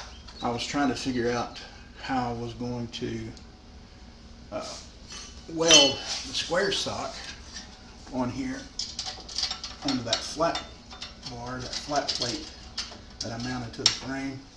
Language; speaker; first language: English; native; English